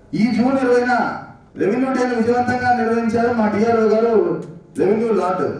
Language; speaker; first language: Telugu; native; Telugu